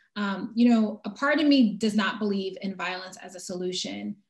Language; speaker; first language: English; native; English